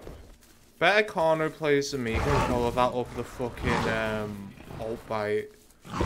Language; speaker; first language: English; native; English